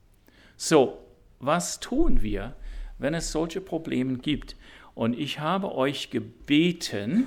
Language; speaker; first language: German; non-native, fluent; English